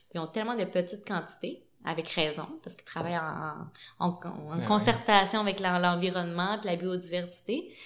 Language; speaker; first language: French; native; French